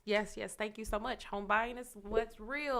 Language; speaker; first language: English; native; English